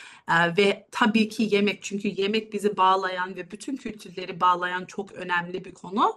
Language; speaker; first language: Turkish; early bilingual, heritage; Turkish